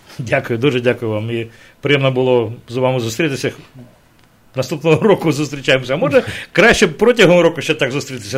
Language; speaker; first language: Ukrainian; native; Ukrainian